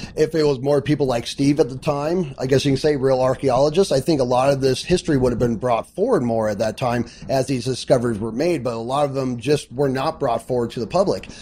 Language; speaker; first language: English; native; English